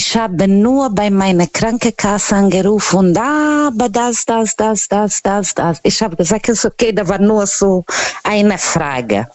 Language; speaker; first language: German; non-native, fluent; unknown